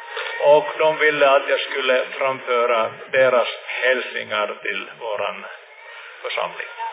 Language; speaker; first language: Swedish; non-native, fluent; Finnish